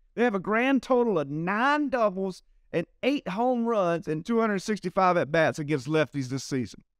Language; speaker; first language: English; native; English